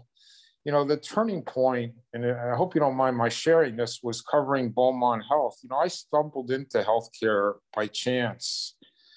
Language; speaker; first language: English; native; English